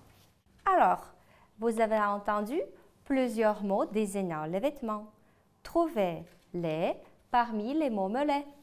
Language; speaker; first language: French; non-native, fluent; Ukrainian